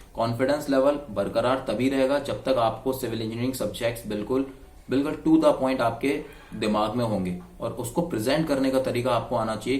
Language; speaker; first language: Hindi; native; Hindi